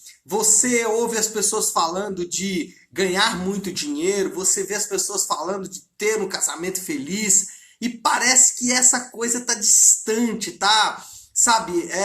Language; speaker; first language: Portuguese; native; Portuguese